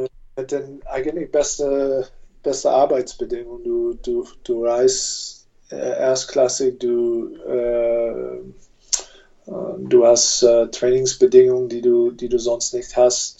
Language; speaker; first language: German; non-native, fluent; English